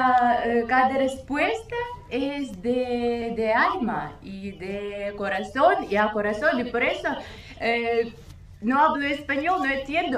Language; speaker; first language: Spanish; non-native, learner; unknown